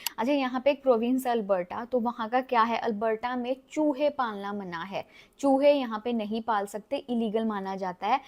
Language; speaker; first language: Hindi; native; Hindi